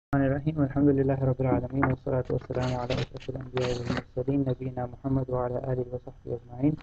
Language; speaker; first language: Arabic; non-native, fluent; English